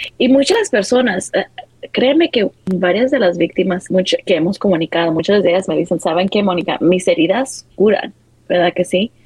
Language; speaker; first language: Spanish; early bilingual, heritage; Spanish